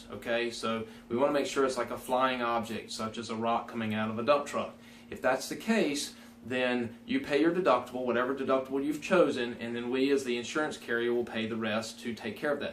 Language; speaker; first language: English; native; English